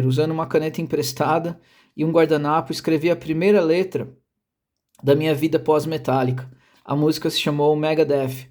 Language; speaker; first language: Portuguese; native; Portuguese